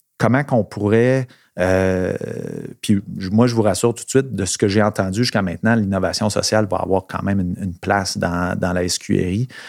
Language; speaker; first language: French; native; French